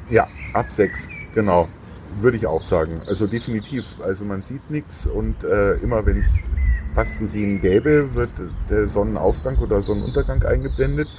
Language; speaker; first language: German; native; German